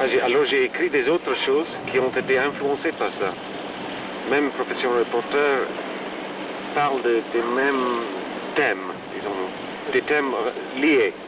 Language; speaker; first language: French; non-native, fluent; English